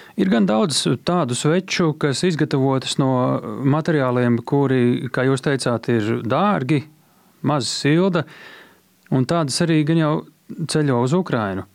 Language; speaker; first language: Latvian; native; Latvian